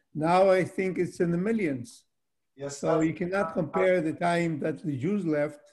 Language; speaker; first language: English; early bilingual, other home language; Arabic